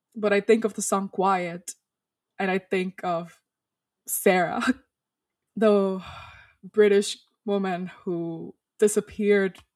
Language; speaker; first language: English; non-native, fluent; Spanish